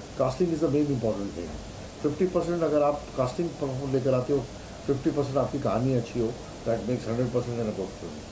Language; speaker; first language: Hindi; native; Hindi